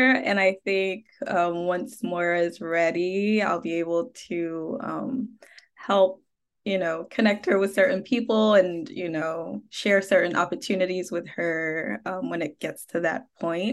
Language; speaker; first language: English; non-native, local second language; Akan